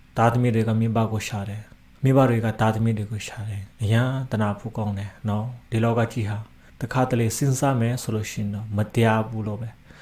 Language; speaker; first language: Burmese; non-native, local second language; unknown